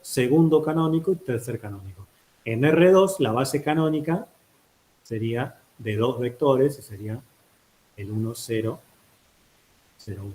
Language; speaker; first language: Spanish; native; Spanish